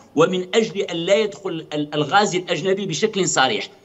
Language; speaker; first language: Arabic; native; Arabic